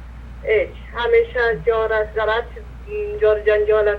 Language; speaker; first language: Persian; native; Persian